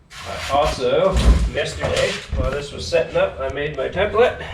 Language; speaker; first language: English; native; English